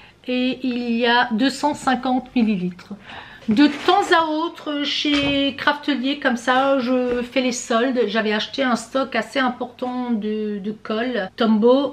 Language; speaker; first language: French; native; French